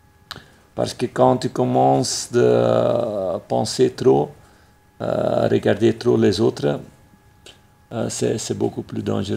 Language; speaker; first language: French; non-native, fluent; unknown